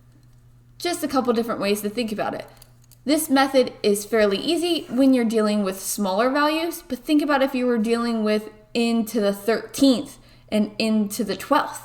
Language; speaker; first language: English; native; English